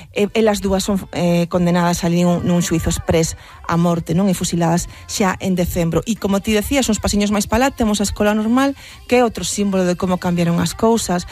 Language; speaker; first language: Galician; native; Galician